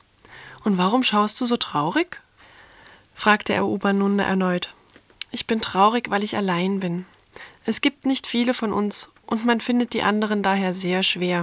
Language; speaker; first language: German; native; German